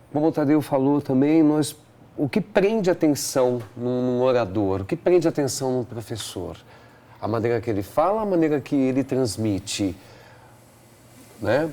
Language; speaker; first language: Portuguese; native; Portuguese